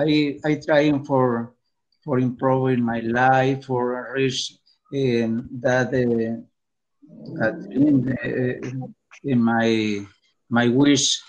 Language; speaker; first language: English; non-native, learner; Spanish